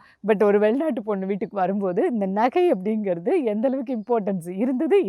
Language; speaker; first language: Tamil; non-native, learner; German